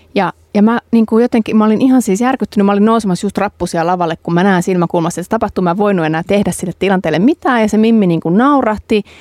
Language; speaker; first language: Finnish; non-native, fluent; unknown